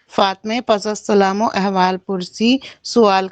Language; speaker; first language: Persian; non-native, learner; Urdu